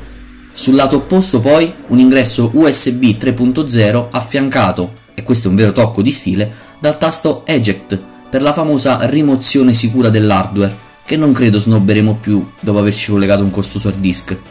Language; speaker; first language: Italian; native; Italian